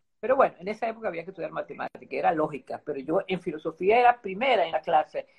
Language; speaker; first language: Spanish; early bilingual, other home language; Italian